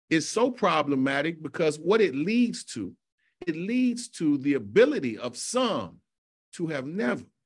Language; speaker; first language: English; native; English